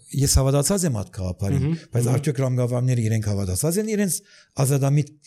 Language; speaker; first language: Armenian; early bilingual, heritage; Armenian